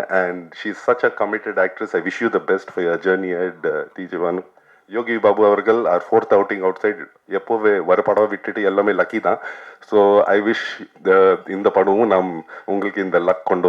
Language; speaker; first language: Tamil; non-native, local second language; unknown